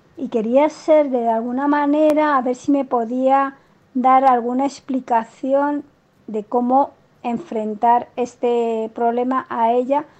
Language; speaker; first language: Spanish; native; Spanish